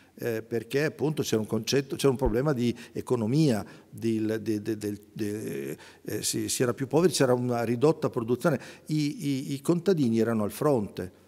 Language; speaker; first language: Italian; native; Italian